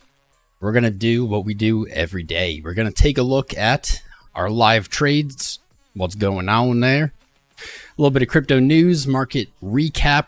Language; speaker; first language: English; native; English